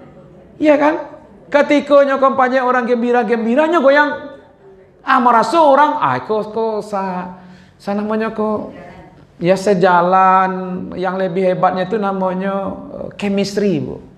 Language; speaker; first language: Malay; non-native, local second language; Minangkabau